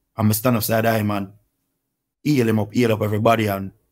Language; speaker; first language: English; non-native, local second language; Jamaican Creole English